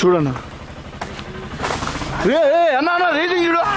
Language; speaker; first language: Telugu; native; Telugu